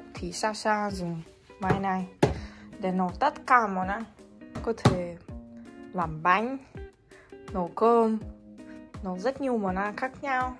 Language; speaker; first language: Vietnamese; non-native, fluent; Russian